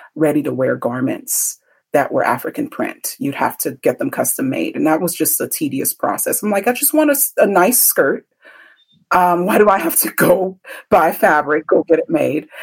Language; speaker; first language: English; early bilingual, other home language; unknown